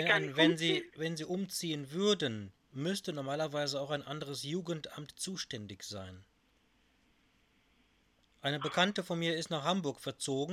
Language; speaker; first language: German; native; German